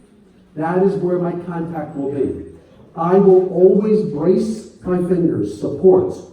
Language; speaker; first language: English; native; English